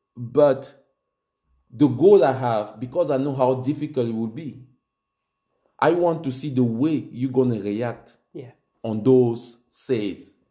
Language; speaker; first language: English; non-native, local second language; French